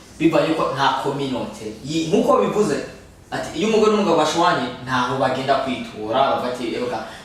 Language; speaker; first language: Rundi; native; Rundi